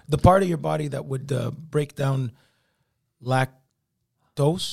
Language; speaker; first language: English; native; English